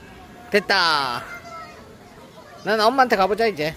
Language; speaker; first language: Korean; native; Korean